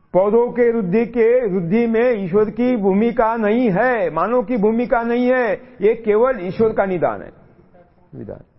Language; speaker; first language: Hindi; non-native, local second language; Marathi